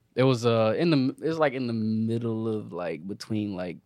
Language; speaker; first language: English; native; English